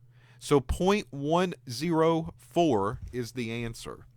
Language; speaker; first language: English; native; English